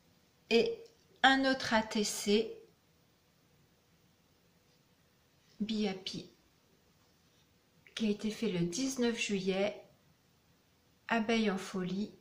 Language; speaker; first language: French; native; French